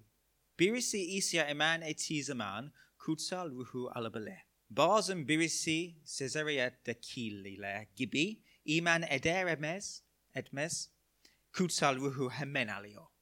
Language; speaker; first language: Turkish; non-native, fluent; English